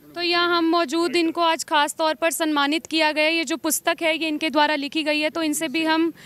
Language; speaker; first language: Hindi; native; Hindi